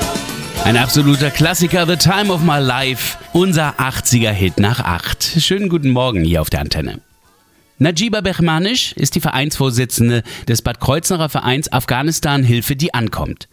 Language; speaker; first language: German; native; German